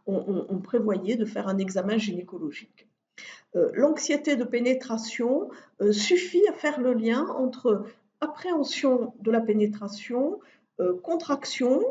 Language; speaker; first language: French; native; French